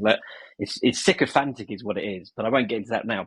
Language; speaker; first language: English; native; English